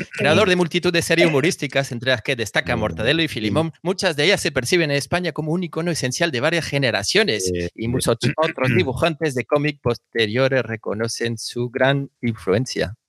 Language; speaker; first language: Spanish; non-native, fluent; French